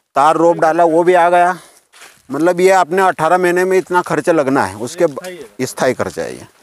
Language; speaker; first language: Hindi; native; Hindi